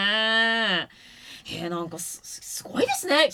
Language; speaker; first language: Japanese; native; Japanese